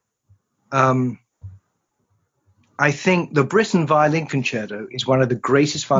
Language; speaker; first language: English; native; English